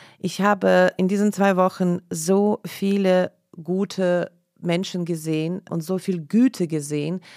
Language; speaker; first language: German; non-native, fluent; Russian